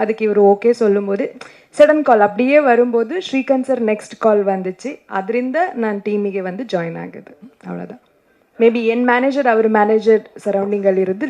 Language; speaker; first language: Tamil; non-native, learner; Kannada